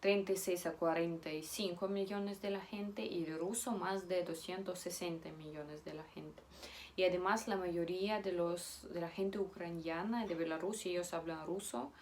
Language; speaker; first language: Spanish; non-native, fluent; Russian